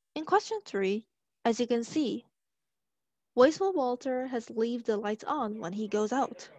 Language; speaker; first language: English; non-native, local second language; Chinese